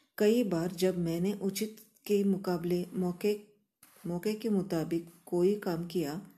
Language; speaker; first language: Hindi; non-native, local second language; Kannada